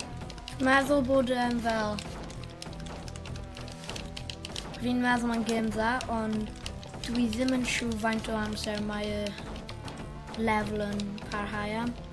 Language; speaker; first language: Welsh; non-native, local second language; English